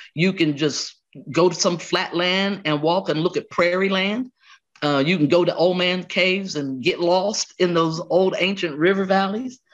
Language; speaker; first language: English; native; English